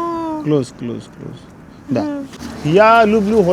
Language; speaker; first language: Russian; non-native, learner; Hindi